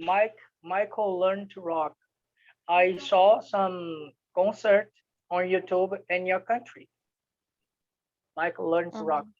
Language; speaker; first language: English; non-native, learner; Portuguese